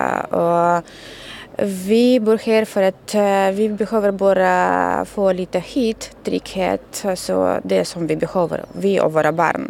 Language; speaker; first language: Swedish; non-native, learner; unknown